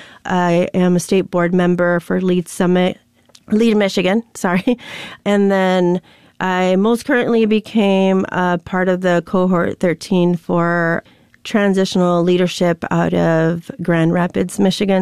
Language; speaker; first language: English; early bilingual, other home language; Spanish